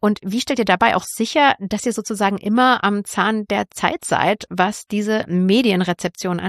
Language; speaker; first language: German; native; German